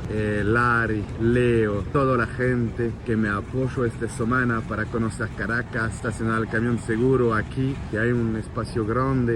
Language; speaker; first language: Spanish; non-native, learner; French